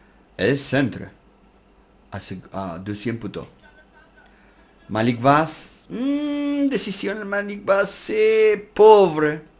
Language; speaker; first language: French; non-native, learner; Spanish